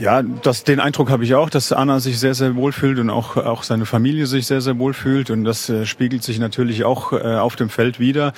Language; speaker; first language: German; native; German